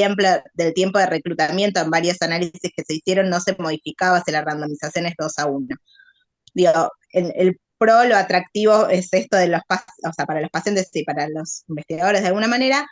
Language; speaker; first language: Spanish; native; Spanish